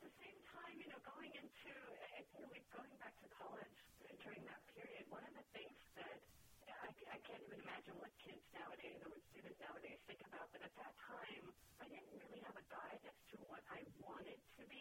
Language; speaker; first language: English; non-native, local second language; Filipino